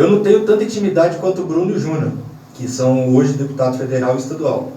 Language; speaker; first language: Portuguese; native; Portuguese